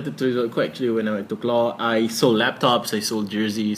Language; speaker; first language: English; non-native, local second language; Malay